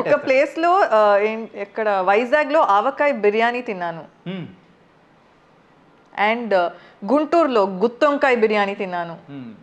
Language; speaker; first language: Telugu; non-native, fluent; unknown